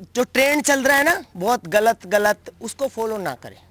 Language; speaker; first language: Hindi; native; Hindi